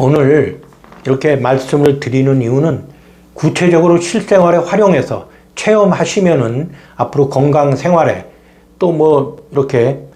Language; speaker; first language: Korean; native; Korean